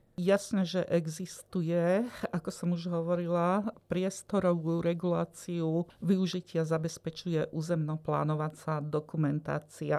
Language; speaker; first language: Slovak; native; Slovak